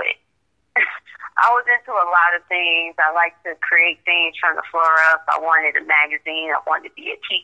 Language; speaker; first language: English; native; English